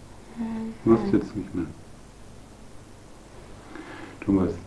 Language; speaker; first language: German; native; German